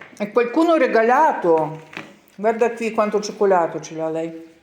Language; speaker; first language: Italian; non-native, learner; Ukrainian